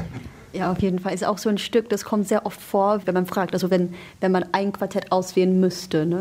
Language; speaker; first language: German; non-native, fluent; English